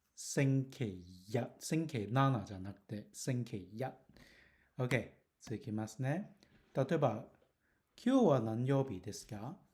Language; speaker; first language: Japanese; non-native, learner; Cantonese